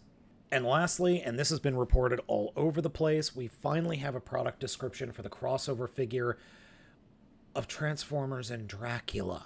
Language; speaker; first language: English; native; English